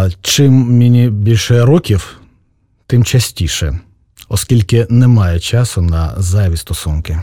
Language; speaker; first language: Ukrainian; native; Ukrainian